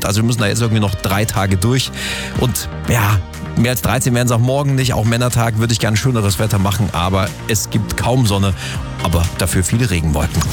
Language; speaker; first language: German; native; German